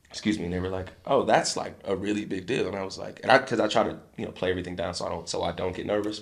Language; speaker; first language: English; native; English